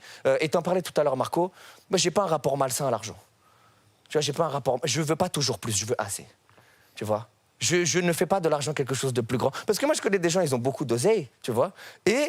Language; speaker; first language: French; native; French